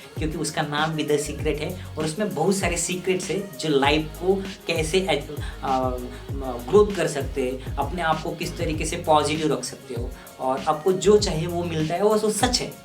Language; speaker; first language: Hindi; non-native, local second language; Marathi